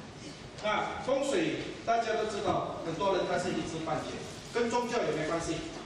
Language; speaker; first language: Chinese; native; Chinese